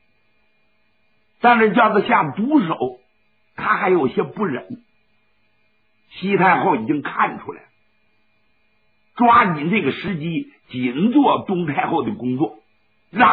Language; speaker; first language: Chinese; native; Chinese